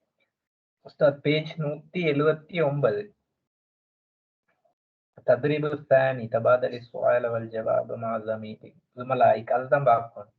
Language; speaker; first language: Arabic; non-native, learner; Tamil